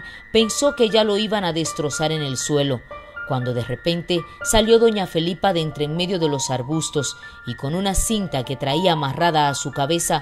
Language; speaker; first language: Spanish; native; Spanish